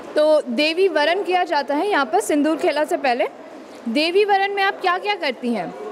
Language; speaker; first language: Hindi; non-native, local second language; Bangla